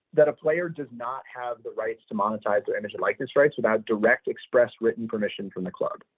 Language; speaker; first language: English; native; English